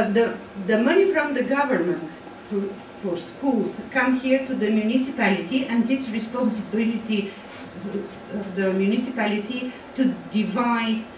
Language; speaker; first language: English; non-native, fluent; Bulgarian